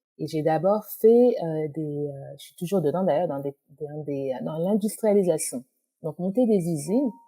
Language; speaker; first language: French; native; French